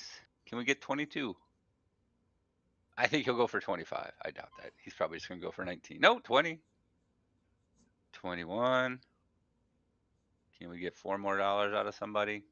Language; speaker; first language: English; native; English